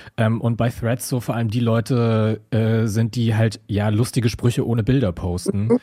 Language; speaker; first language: German; early bilingual, other home language; Arabic